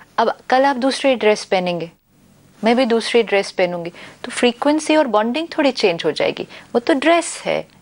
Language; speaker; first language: Hindi; native; Hindi